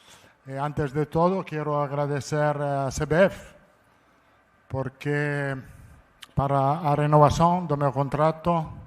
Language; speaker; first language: Spanish; non-native, fluent; Italian